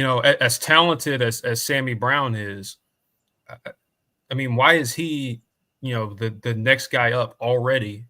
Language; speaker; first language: English; native; English